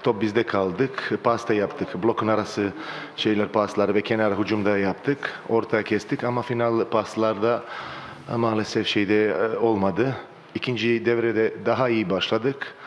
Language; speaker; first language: Turkish; non-native, learner; Croatian